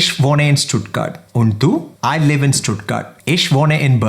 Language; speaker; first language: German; non-native, fluent; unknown